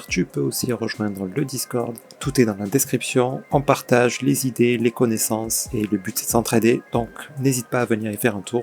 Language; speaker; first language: French; native; French